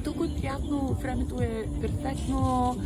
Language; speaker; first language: Bulgarian; early bilingual, heritage; Bulgarian